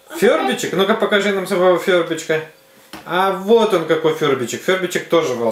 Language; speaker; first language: Russian; native; Russian